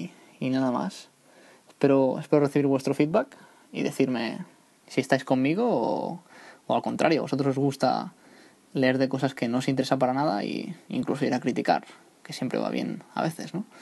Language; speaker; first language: Spanish; native; Spanish